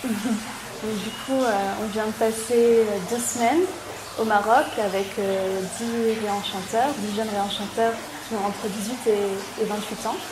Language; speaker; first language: French; native; French